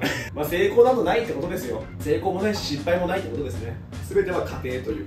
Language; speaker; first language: Japanese; native; Japanese